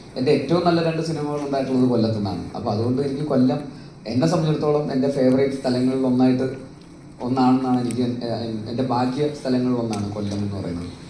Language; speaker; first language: Malayalam; native; Malayalam